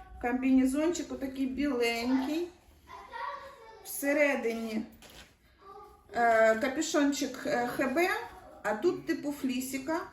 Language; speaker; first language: Ukrainian; native; Ukrainian